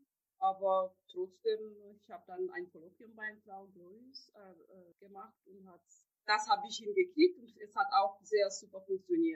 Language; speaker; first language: German; non-native, fluent; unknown